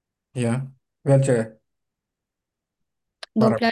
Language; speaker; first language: German; non-native, fluent; Turkish